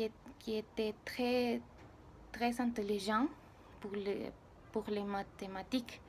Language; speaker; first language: French; non-native, learner; Spanish